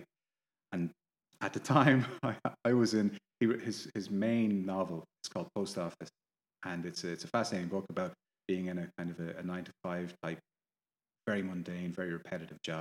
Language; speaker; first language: English; native; English